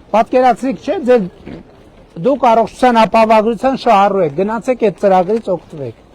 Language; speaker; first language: Armenian; native; Armenian